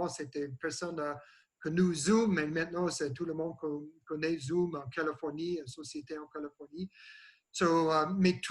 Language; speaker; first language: French; non-native, learner; English